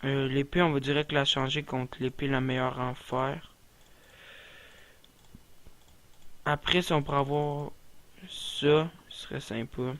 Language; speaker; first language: French; native; French